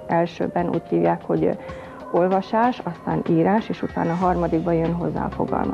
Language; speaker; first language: Hungarian; native; Hungarian